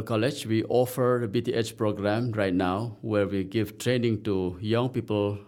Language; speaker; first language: English; non-native, local second language; Khasi